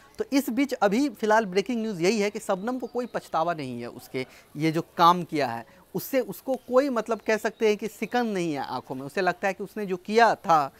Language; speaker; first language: Hindi; native; Hindi